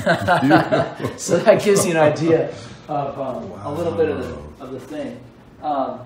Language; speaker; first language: English; native; English